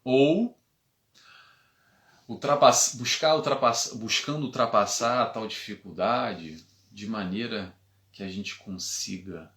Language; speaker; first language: Portuguese; native; Portuguese